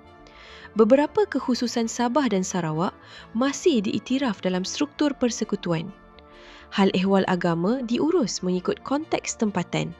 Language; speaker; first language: Malay; native; Malay